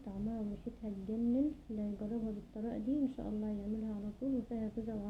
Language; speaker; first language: Arabic; native; Arabic